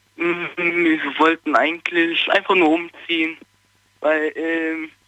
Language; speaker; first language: German; early bilingual, other home language; Turkish